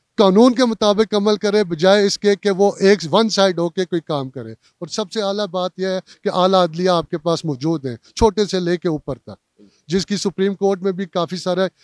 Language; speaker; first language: Urdu; non-native, local second language; Punjabi